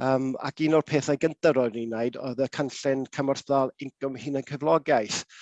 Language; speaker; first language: Welsh; non-native, local second language; English